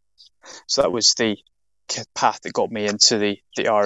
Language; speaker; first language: English; native; English